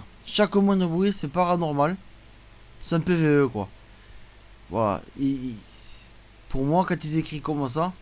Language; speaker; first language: French; native; French